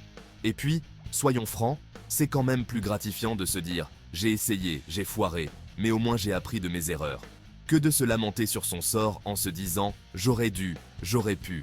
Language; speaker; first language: French; native; French